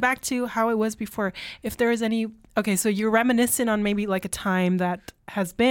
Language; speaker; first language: English; non-native, fluent; German